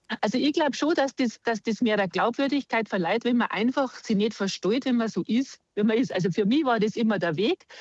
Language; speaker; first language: German; native; German